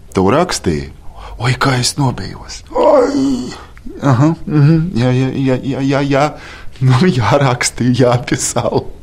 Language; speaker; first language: Latvian; non-native, local second language; Russian